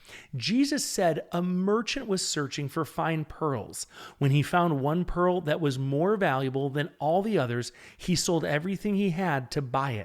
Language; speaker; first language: English; native; English